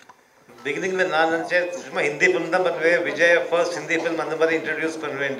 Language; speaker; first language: Tamil; early bilingual, heritage; Tamil